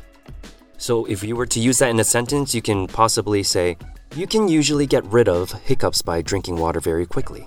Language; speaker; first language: English; native; English